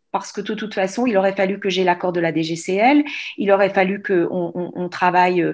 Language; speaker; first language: French; native; French